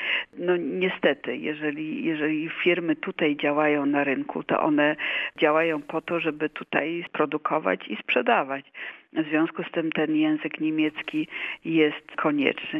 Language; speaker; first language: Polish; native; Polish